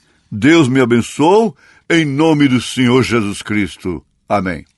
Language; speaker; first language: Portuguese; native; Portuguese